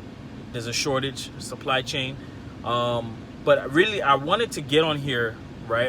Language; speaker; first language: English; native; English